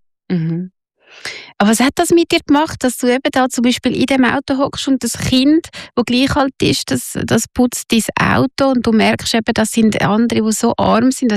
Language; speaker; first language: German; native; German